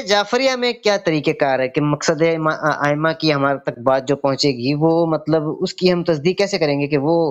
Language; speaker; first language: Urdu; native; Urdu